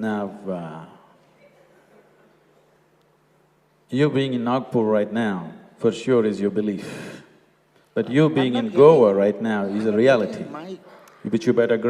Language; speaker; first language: English; non-native, local second language; Kannada